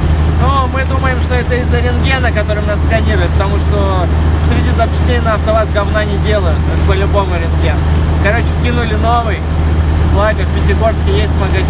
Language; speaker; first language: Russian; native; Russian